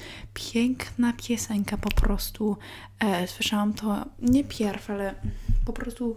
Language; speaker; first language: Polish; early bilingual, heritage; English